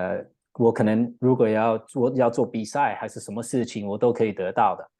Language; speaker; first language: Chinese; non-native, learner; English